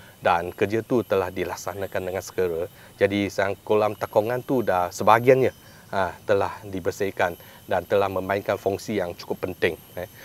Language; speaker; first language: Malay; non-native, local second language; Chinese